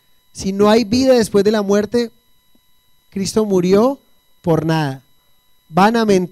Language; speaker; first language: Spanish; native; Spanish